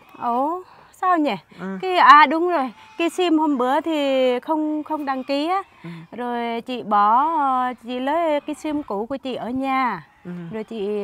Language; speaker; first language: Vietnamese; non-native, local second language; Jarai